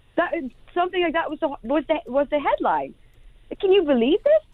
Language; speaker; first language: English; non-native, fluent; Dutch